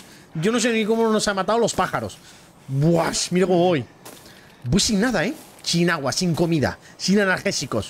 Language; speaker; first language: Spanish; native; Spanish